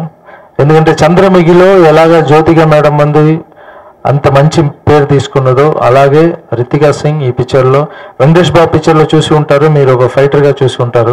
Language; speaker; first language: Telugu; non-native, fluent; Tamil